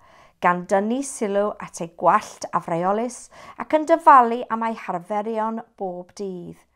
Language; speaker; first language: Welsh; non-native, fluent; English